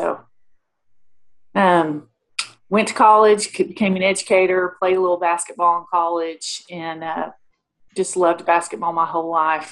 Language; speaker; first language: English; native; English